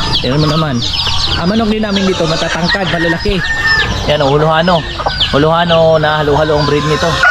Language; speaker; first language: Filipino; native; Filipino